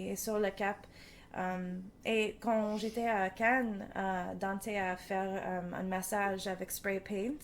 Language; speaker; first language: French; non-native, learner; English